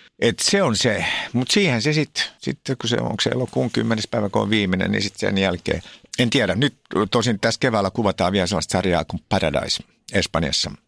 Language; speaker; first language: Finnish; native; Finnish